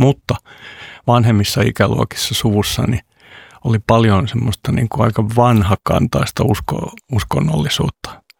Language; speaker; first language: Finnish; non-native, local second language; Swedish